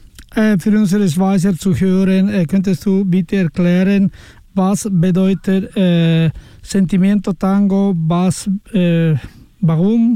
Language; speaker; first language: German; non-native, learner; Spanish